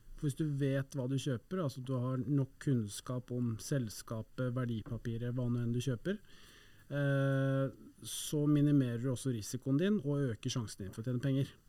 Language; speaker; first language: Norwegian; native; Norwegian